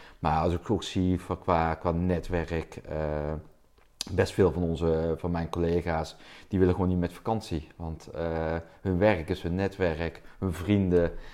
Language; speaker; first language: Dutch; native; Dutch